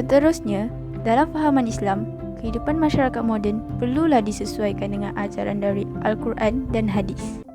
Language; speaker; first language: Malay; native; Malay